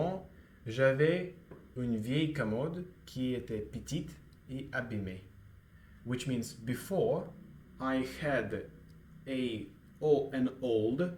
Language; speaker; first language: French; non-native, learner; Russian